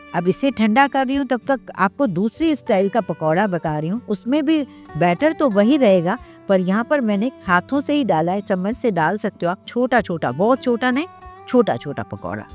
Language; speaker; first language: Hindi; non-native, local second language; Sindhi